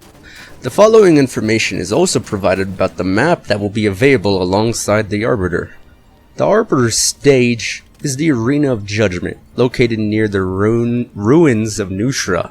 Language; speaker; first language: English; native; English